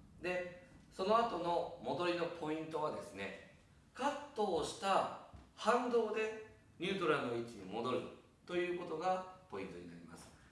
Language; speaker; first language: Japanese; native; Japanese